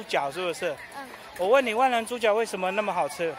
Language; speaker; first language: Chinese; native; Chinese